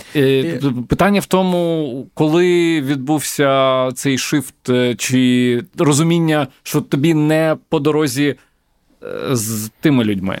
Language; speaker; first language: Ukrainian; native; Ukrainian